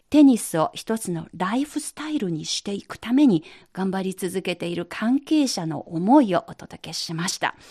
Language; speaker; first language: Japanese; non-native, fluent; Chinese